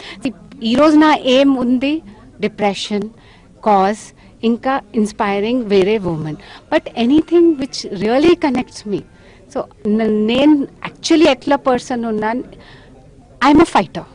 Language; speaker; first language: Telugu; non-native, local second language; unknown